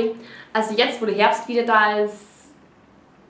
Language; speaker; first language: German; native; German